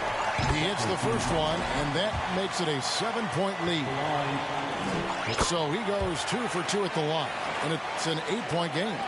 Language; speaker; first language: English; native; English